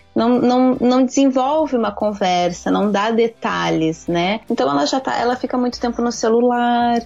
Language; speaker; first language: Portuguese; native; Portuguese